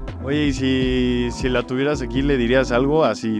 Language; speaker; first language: Spanish; native; Spanish